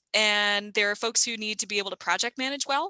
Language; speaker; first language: English; native; English